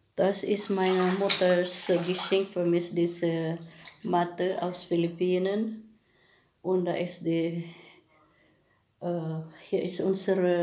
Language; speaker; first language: German; non-native, learner; Filipino